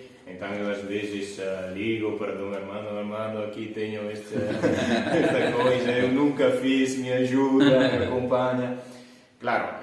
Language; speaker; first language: Portuguese; non-native, fluent; Italian